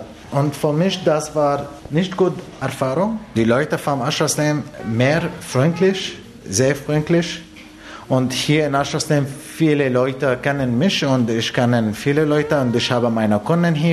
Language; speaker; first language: German; non-native, learner; Arabic